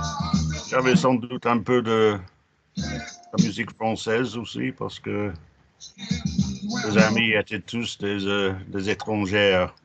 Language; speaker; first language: French; non-native, fluent; English